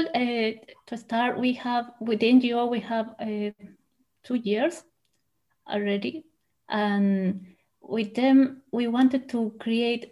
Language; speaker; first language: English; non-native, fluent; Spanish